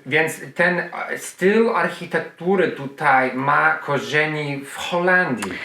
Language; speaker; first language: Polish; non-native, learner; English